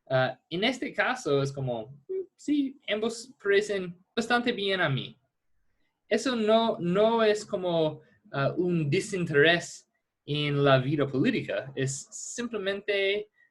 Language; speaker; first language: Spanish; non-native, fluent; English